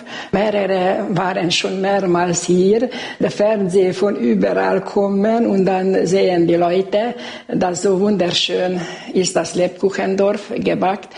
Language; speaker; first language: German; non-native, local second language; Hungarian